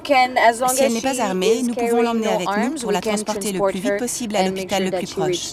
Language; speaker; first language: French; native; French